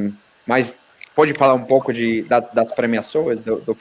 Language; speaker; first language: Portuguese; non-native, fluent; Spanish